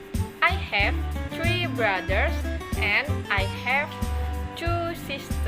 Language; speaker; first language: English; non-native, learner; Indonesian